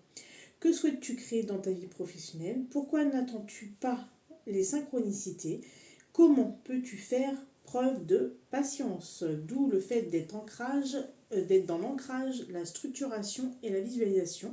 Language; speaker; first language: French; native; French